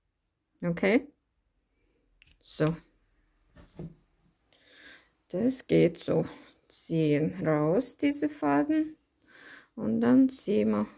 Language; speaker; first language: German; non-native, learner; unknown